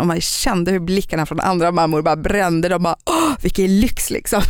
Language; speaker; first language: Swedish; native; Swedish